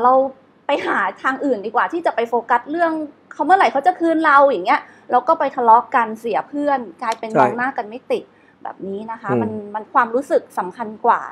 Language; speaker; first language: Thai; native; Thai